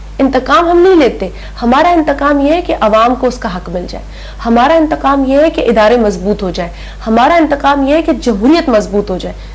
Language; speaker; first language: Urdu; non-native, local second language; Sindhi